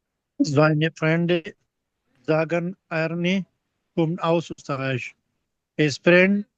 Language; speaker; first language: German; non-native, learner; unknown